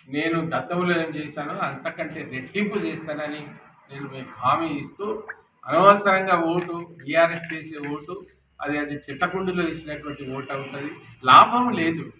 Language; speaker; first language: Telugu; non-native, local second language; Lambadi